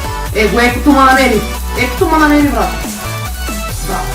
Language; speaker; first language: Bulgarian; native; Bulgarian